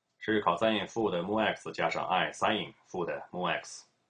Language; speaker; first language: Chinese; native; Chinese